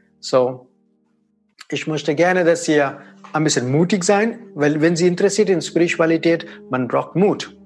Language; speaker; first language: German; non-native, fluent; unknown